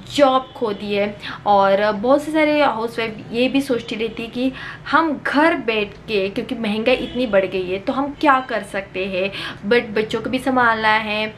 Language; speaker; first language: Hindi; native; Hindi